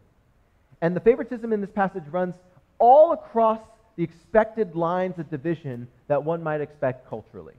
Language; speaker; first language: English; native; English